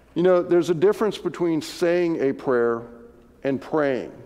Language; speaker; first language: English; native; English